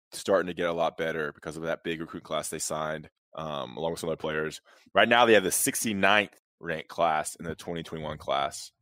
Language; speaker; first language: English; native; English